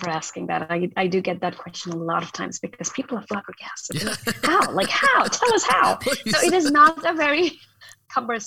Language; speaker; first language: English; non-native, local second language; Hindi